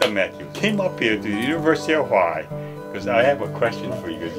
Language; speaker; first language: English; native; English